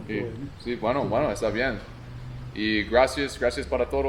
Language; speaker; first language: Spanish; non-native, learner; English